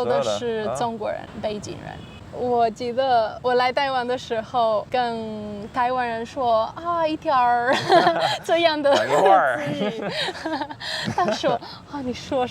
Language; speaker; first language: Chinese; non-native, learner; Spanish